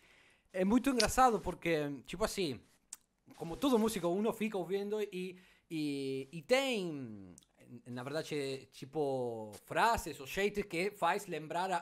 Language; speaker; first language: Portuguese; non-native, learner; Spanish